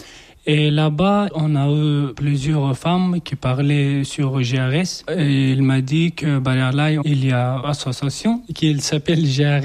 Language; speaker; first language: French; non-native, learner; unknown